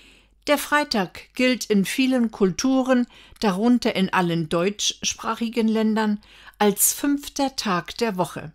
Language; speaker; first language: German; native; German